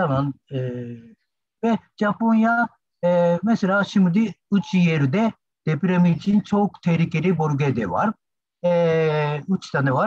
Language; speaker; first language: Turkish; non-native, learner; Japanese